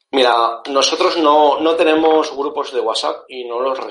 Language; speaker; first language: Spanish; native; Spanish